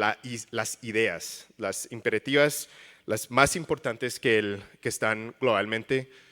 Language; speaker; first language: Spanish; early bilingual, heritage; English